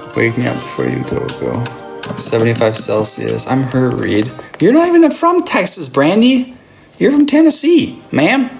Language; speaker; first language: English; native; English